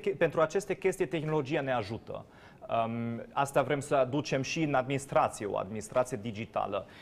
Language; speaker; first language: Romanian; non-native, fluent; German